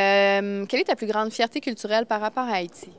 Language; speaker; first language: French; native; French